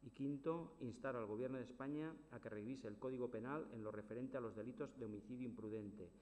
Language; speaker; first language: Spanish; non-native, local second language; Catalan